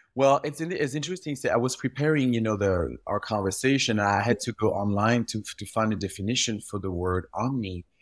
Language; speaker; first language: English; early bilingual, other home language; French